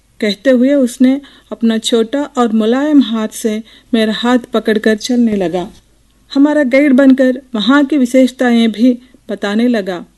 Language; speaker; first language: Hindi; non-native, local second language; Telugu